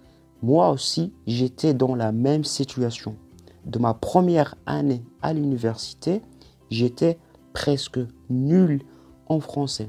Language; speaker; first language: French; non-native, local second language; Arabic